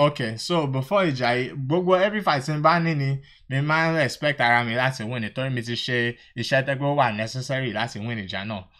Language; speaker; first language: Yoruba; early bilingual, heritage; Yoruba